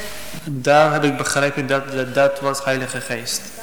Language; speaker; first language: Dutch; non-native, learner; Persian